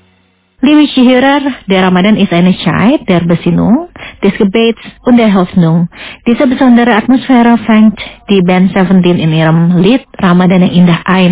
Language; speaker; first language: German; non-native, fluent; Indonesian